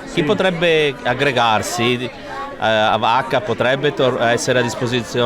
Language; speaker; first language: Italian; native; Italian